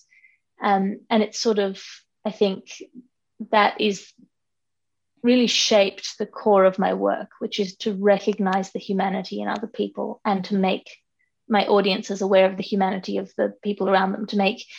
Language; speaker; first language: English; native; English